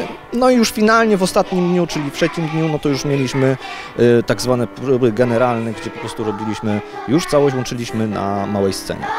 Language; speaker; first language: Polish; native; Polish